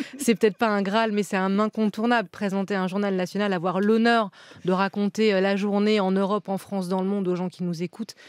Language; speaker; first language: French; native; French